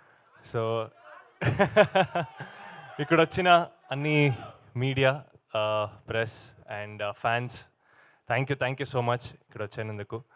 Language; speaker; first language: Telugu; non-native, learner; Kannada